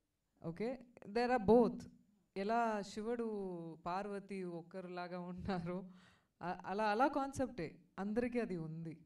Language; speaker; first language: Telugu; non-native, fluent; Tamil